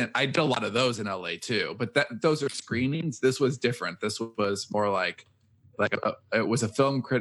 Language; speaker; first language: English; native; English